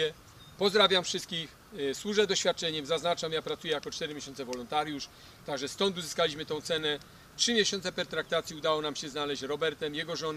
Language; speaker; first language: Polish; native; Polish